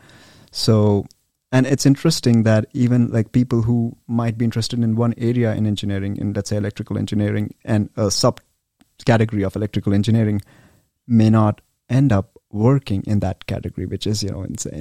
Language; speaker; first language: English; non-native, local second language; Hindi